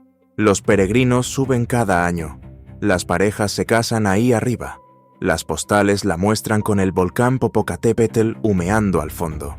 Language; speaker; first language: Spanish; native; Spanish